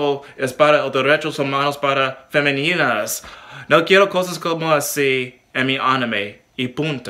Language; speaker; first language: Spanish; non-native, learner; English